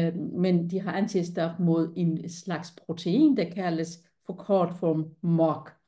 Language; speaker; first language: Danish; non-native, fluent; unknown